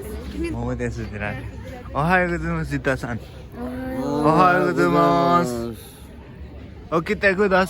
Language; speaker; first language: Japanese; non-native, learner; Nepali